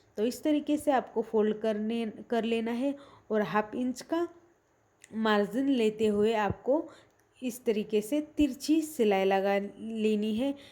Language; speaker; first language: Hindi; non-native, local second language; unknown